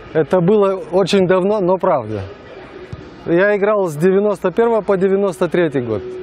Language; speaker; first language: Russian; non-native, local second language; Lithuanian